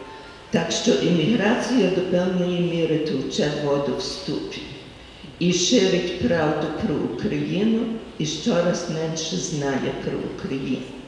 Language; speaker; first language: Ukrainian; early bilingual, heritage; Ukrainian